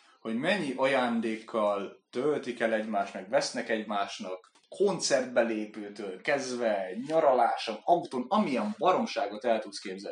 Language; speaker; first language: Hungarian; native; Hungarian